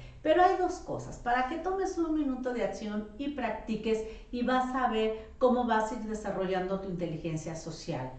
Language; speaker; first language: Spanish; native; Spanish